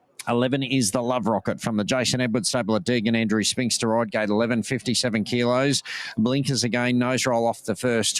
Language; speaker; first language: English; native; English